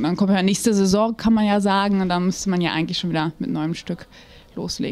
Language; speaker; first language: German; native; German